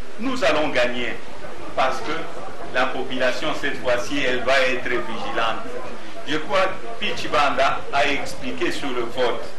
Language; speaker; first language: French; non-native, local second language; Swahili